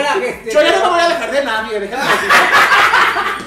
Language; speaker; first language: Spanish; native; Spanish